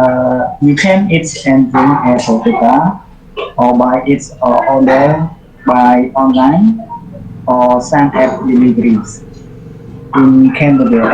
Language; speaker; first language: English; non-native, learner; Khmer